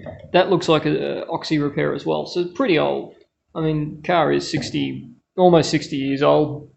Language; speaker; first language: English; native; English